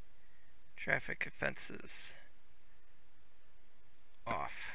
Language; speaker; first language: English; native; English